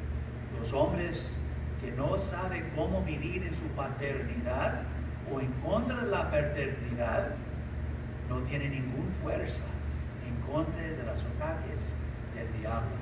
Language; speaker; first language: Spanish; early bilingual, heritage; English